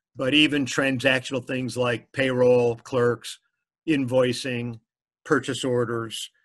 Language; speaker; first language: English; native; English